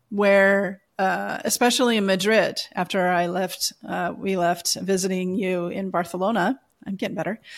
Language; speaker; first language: English; native; English